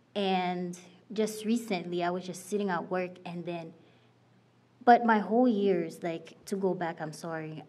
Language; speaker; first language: English; non-native, fluent; Haitian Creole